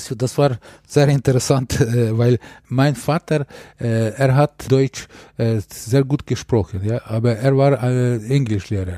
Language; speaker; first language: German; non-native, fluent; Ukrainian